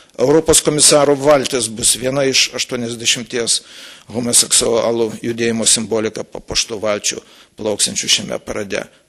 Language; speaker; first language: Lithuanian; native; Lithuanian